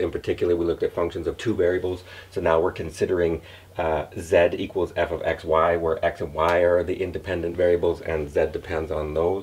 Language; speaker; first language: English; native; English